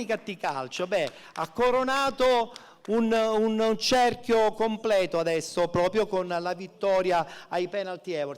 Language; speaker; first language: Italian; native; Italian